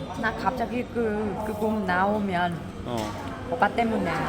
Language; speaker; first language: Korean; non-native, learner; Vietnamese